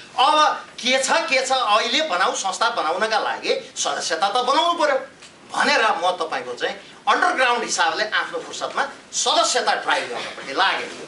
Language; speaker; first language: Nepali; native; Nepali